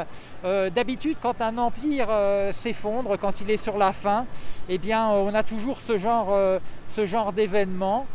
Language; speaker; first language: French; native; French